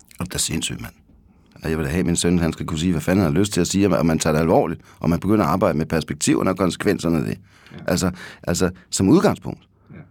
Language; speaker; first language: Danish; native; Danish